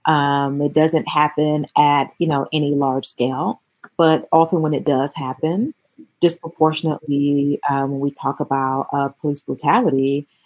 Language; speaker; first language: English; native; English